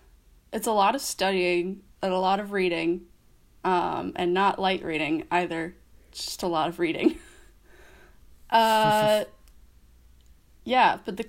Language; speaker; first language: English; native; English